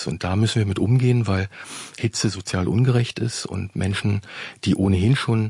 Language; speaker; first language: German; native; German